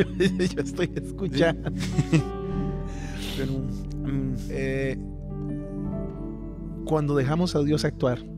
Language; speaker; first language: Spanish; native; Spanish